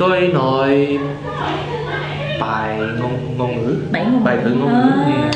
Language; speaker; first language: Vietnamese; non-native, learner; Chinese